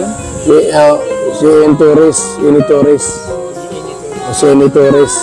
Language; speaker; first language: Filipino; native; Filipino